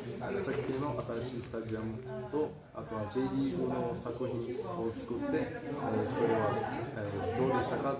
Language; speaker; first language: Japanese; non-native, fluent; Portuguese